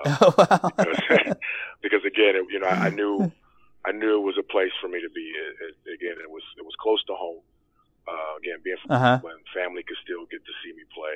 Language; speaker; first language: English; native; English